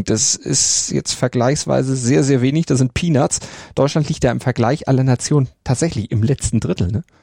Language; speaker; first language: German; native; German